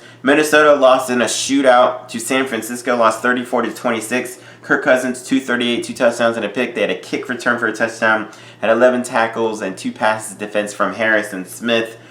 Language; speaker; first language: English; native; English